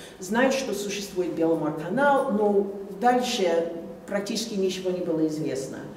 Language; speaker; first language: Russian; non-native, fluent; English